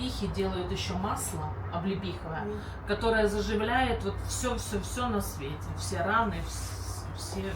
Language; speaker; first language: Russian; native; Russian